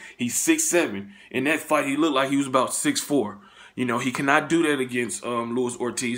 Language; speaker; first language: English; native; English